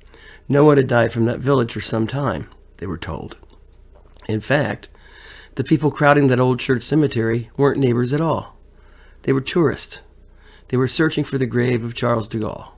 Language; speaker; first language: English; native; English